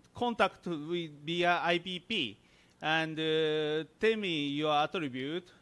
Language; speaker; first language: English; non-native, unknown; Japanese